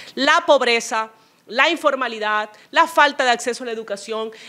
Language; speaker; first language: Spanish; native; Spanish